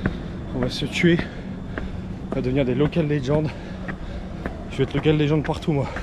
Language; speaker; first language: French; native; French